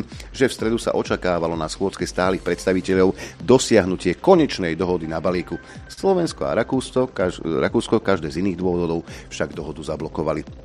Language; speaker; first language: Slovak; native; Slovak